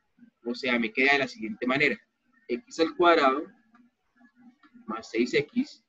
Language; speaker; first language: Spanish; native; Spanish